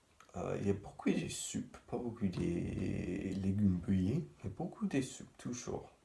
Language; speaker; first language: French; non-native, learner; English